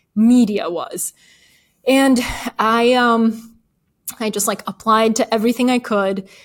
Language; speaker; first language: English; early bilingual, other home language; Bulgarian